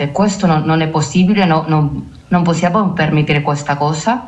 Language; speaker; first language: Italian; non-native, learner; Spanish